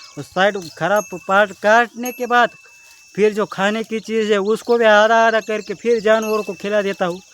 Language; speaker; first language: Hindi; non-native, local second language; Marathi